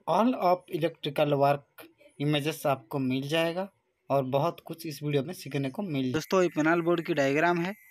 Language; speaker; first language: Hindi; non-native, local second language; Odia